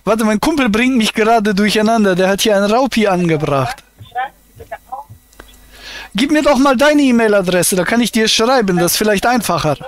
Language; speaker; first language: German; native; German